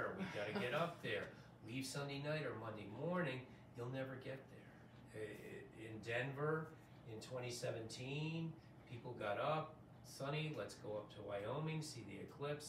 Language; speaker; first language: English; native; English